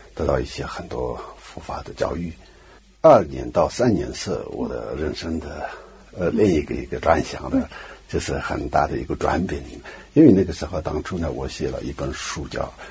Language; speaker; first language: Chinese; non-native, local second language; Tibetan